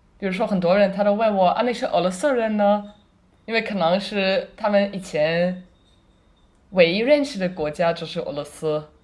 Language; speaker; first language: Chinese; non-native, fluent; German